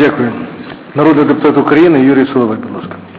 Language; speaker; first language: Ukrainian; native; Ukrainian